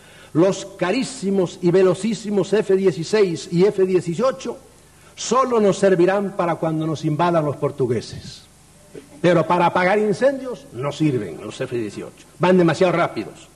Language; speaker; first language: Spanish; native; Spanish